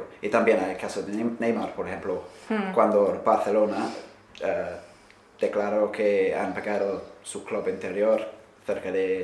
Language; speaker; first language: Spanish; non-native, fluent; English